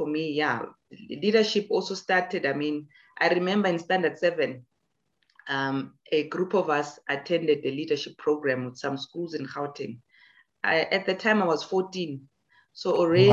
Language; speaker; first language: English; non-native, local second language; Zulu